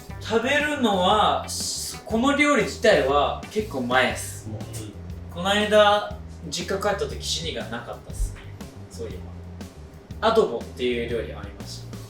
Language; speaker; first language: Japanese; early bilingual, other home language; Filipino